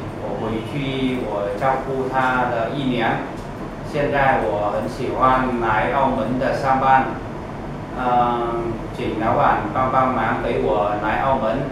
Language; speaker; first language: Chinese; non-native, learner; Vietnamese